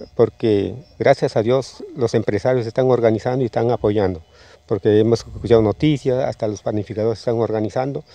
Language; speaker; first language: Spanish; native; Spanish